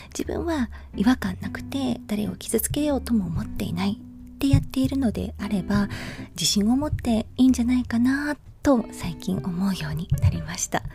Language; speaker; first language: Japanese; native; Japanese